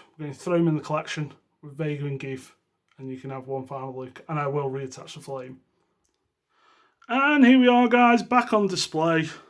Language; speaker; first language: English; native; English